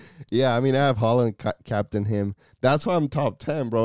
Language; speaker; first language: English; early bilingual, other home language; Spanish